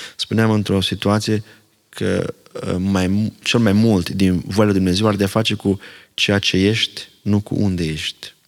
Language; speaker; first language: Romanian; non-native, local second language; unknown